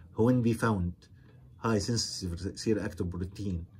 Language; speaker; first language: English; non-native, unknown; Arabic